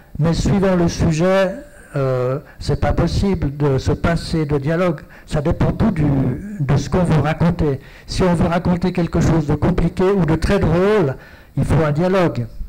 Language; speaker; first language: French; native; French